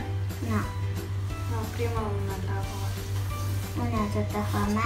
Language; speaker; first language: Italian; early bilingual, other home language; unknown